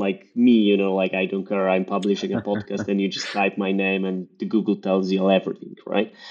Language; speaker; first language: English; non-native, fluent; Polish